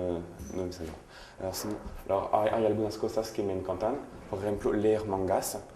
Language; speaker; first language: Spanish; non-native, learner; French